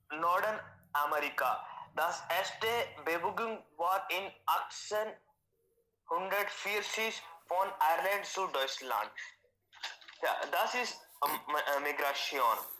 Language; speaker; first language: German; non-native, learner; Hindi